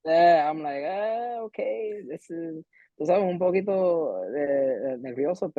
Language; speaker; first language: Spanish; early bilingual, heritage; Spanish